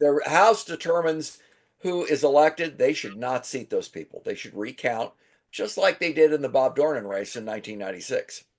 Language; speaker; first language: English; native; English